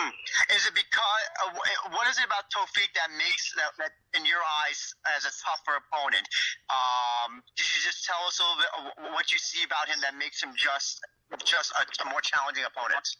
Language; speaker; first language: English; non-native, learner; Portuguese